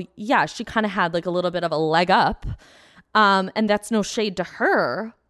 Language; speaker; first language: English; native; English